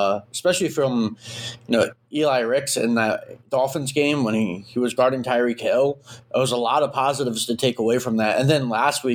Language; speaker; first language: English; native; English